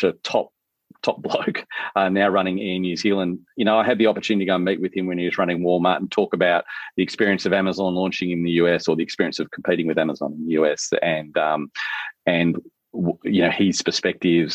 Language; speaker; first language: English; native; English